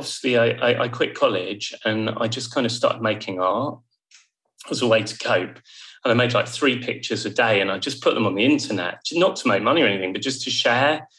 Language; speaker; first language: English; native; English